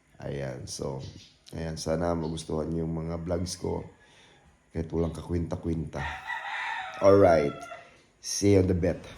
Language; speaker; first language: Filipino; non-native, local second language; Cebuano